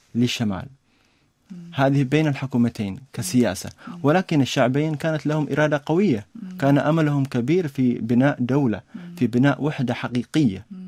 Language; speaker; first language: Arabic; native; Arabic